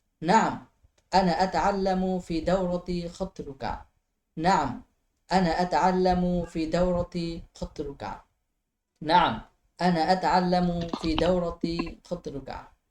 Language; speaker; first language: Arabic; non-native, fluent; Bangla